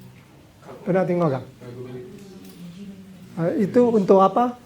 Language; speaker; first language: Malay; non-native, local second language; Cantonese